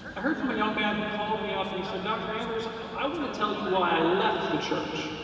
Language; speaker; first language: English; native; English